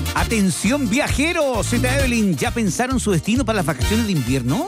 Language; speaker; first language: Spanish; native; Spanish